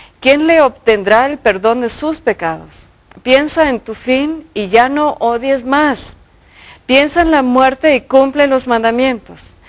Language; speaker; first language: Spanish; early bilingual, other home language; English